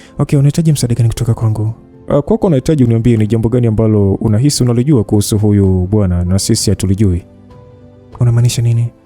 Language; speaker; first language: Swahili; native; Swahili